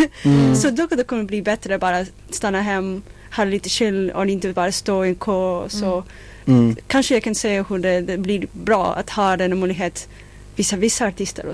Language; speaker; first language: Swedish; non-native, fluent; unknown